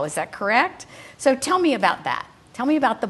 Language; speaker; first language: English; native; English